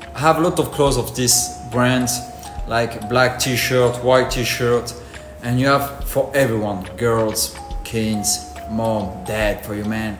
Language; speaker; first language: English; non-native, learner; French